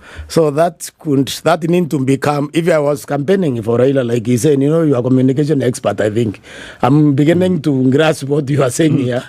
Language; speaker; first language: English; non-native, local second language; Meru